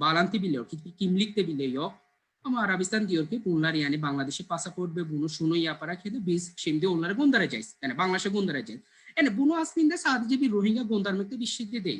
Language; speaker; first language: Turkish; non-native, fluent; Bangla